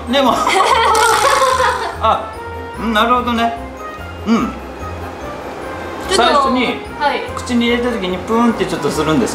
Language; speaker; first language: Japanese; native; Japanese